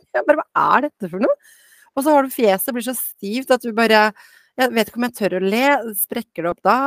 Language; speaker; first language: Norwegian; early bilingual, other home language; Bosnian